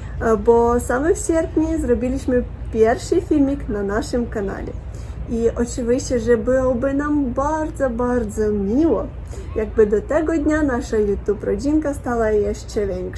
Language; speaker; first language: Polish; non-native, learner; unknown